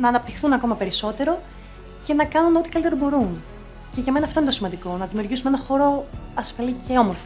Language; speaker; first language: Greek; native; Greek